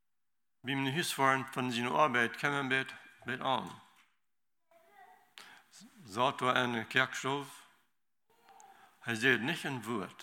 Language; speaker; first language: German; non-native, learner; Low German